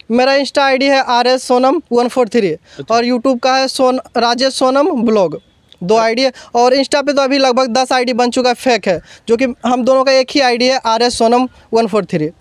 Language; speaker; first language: Hindi; native; Hindi